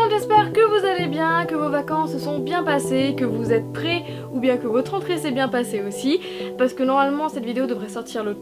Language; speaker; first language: French; native; French